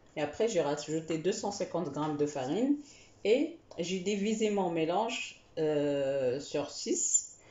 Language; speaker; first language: French; non-native, local second language; Arabic